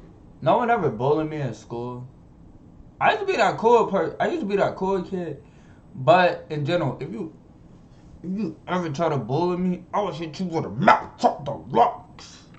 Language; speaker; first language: English; native; English